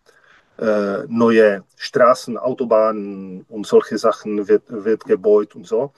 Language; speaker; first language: German; non-native, learner; Czech